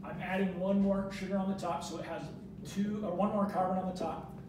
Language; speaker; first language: English; native; English